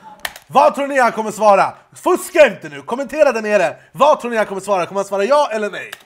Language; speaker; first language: Swedish; native; Swedish